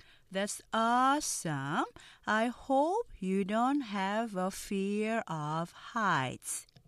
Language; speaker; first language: English; non-native, fluent; Korean